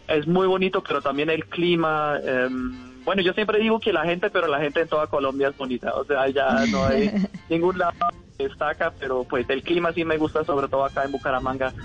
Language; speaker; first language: Spanish; non-native, fluent; German